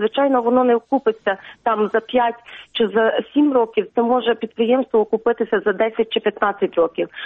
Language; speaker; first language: Ukrainian; native; Ukrainian